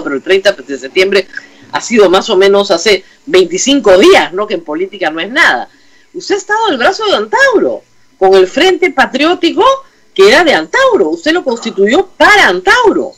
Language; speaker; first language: Spanish; native; Spanish